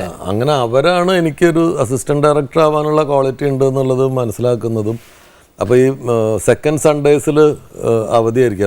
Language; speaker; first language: Malayalam; native; Malayalam